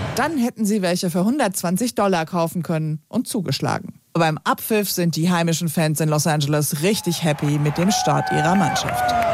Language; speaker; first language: German; native; German